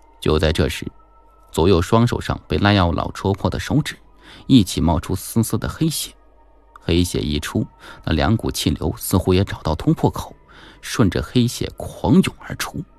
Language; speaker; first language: Chinese; native; Chinese